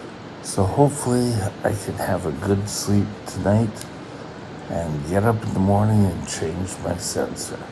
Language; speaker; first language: English; native; English